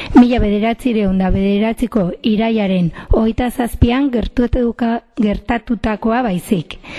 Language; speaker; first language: Basque; non-native, local second language; Spanish